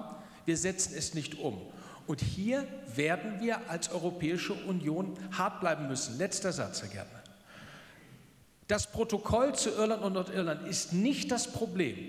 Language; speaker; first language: German; native; German